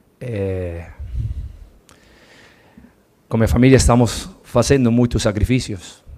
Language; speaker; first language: Portuguese; non-native, learner; Spanish